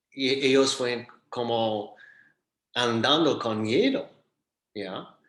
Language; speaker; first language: Spanish; non-native, fluent; English